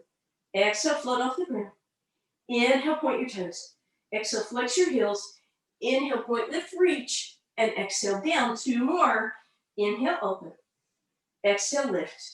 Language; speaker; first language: English; native; English